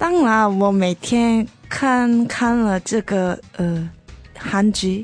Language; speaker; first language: Chinese; non-native, learner; Korean